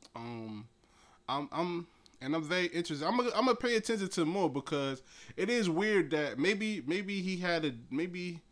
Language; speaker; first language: English; native; English